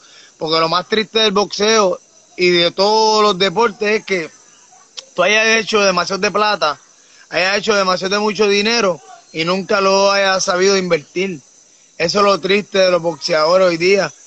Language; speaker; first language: Spanish; native; Spanish